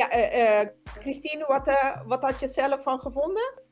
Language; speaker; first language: Dutch; non-native, local second language; Papiamento